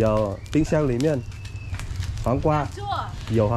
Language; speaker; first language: Chinese; non-native, learner; Vietnamese